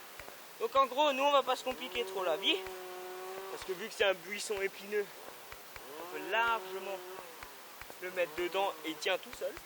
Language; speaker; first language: French; native; French